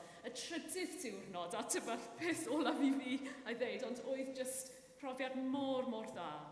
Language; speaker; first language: Welsh; non-native, fluent; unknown